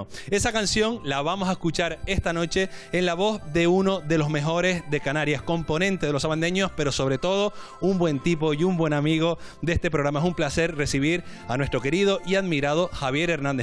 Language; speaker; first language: Spanish; native; Spanish